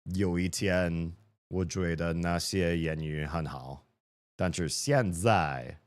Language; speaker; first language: Chinese; non-native, learner; English